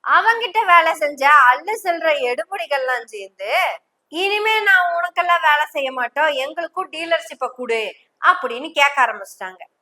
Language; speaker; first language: Tamil; native; Tamil